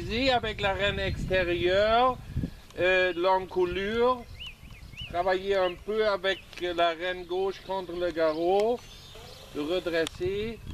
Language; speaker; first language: French; non-native, learner; German